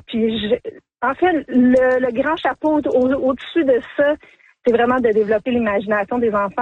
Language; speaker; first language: French; native; French